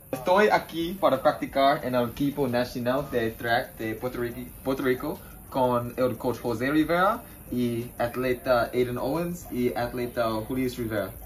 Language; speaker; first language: Spanish; non-native, learner; English